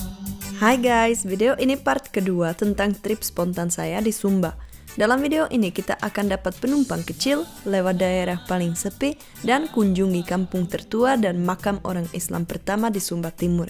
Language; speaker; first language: Indonesian; non-native, fluent; Czech